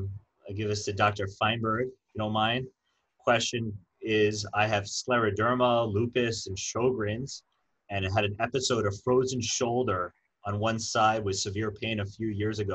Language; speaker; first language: English; native; English